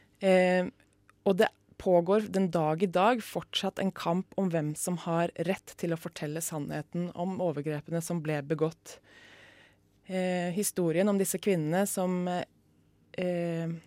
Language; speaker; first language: Norwegian; native; Norwegian